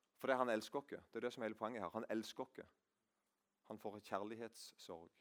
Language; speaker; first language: Norwegian; native; Norwegian